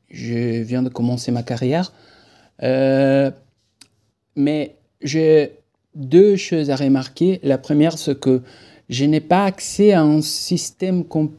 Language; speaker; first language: French; non-native, fluent; Portuguese